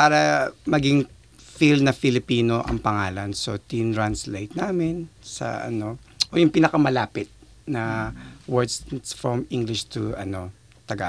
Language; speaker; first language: Filipino; native; Filipino